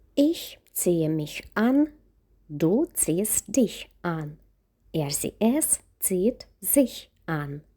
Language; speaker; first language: German; non-native, fluent; Ukrainian